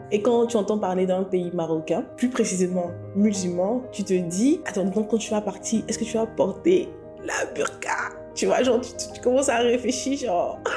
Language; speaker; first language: French; native; French